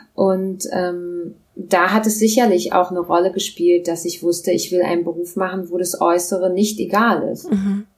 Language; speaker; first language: German; non-native, local second language; Russian